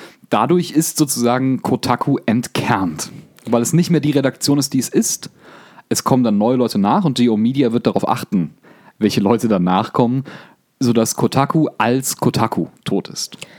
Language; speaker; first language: German; native; German